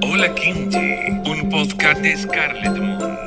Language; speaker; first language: Spanish; native; Spanish